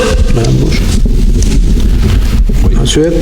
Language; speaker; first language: French; native; French